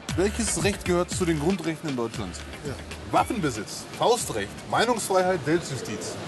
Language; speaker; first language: German; early bilingual, other home language; Arabic